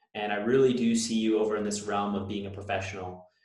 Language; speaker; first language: English; native; English